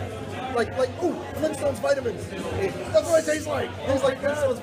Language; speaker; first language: English; native; English